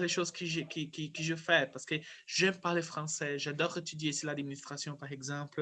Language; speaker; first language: French; non-native, fluent; Portuguese